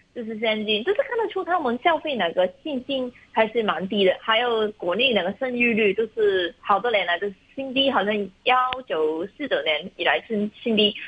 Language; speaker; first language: Chinese; non-native, local second language; Cantonese